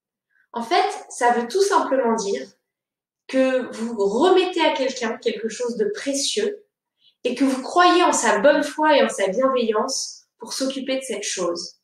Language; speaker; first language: French; native; French